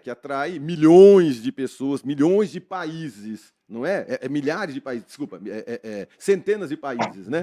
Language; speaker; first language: Portuguese; native; Portuguese